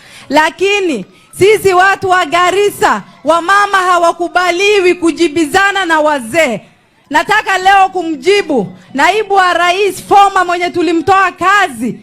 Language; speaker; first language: Swahili; non-native, local second language; Somali